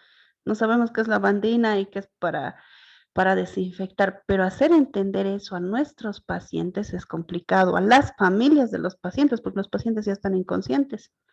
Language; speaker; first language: Spanish; native; Spanish